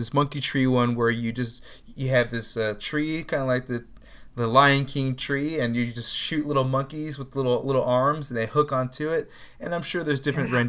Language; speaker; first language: English; native; English